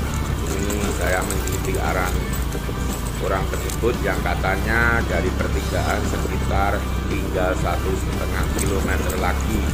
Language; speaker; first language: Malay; non-native, local second language; Javanese